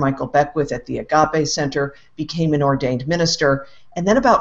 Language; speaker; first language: English; native; English